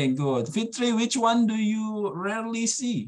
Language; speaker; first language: English; non-native, fluent; Indonesian